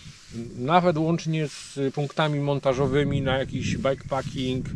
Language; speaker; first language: Polish; native; Polish